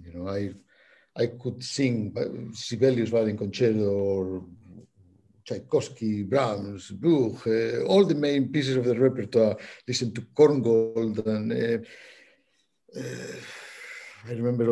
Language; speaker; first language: English; non-native, fluent; Spanish